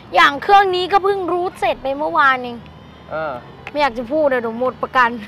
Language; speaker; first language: Thai; native; Thai